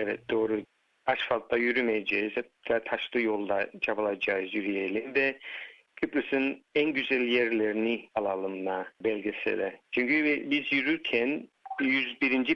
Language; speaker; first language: Turkish; early bilingual, heritage; Turkish